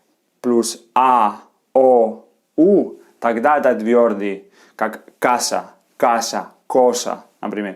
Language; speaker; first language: Russian; non-native, fluent; Spanish